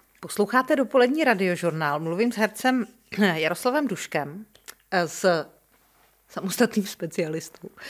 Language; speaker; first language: Czech; native; Czech